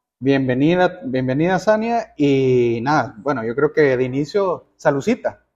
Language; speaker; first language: Spanish; native; Spanish